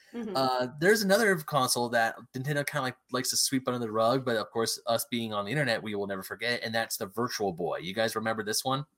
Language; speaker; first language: English; native; English